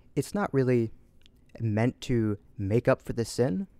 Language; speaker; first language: English; native; English